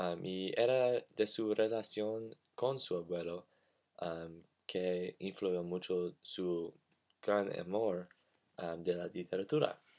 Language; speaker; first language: Spanish; non-native, learner; English